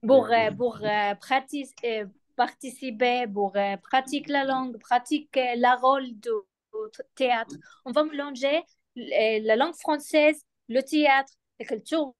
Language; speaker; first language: French; non-native, learner; Arabic